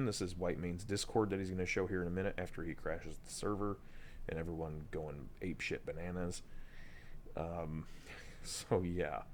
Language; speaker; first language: English; native; English